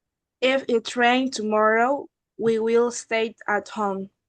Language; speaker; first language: English; non-native, learner; Spanish